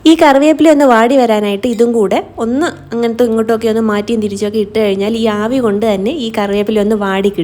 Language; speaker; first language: Malayalam; native; Malayalam